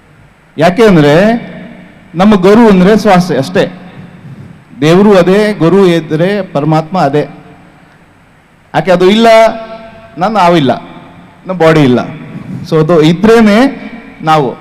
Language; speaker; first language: Kannada; non-native, fluent; Hindi